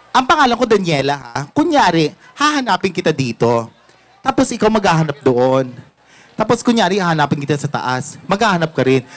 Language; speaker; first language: Filipino; non-native, local second language; Cebuano